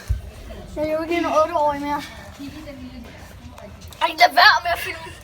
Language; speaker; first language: Danish; native; Danish